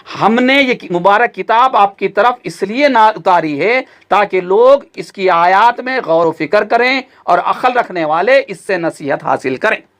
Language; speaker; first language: Urdu; native; Urdu